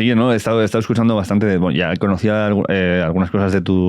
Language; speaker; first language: Spanish; native; Spanish